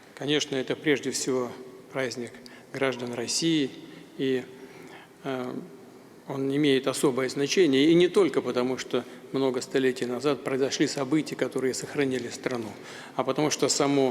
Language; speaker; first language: Russian; native; Russian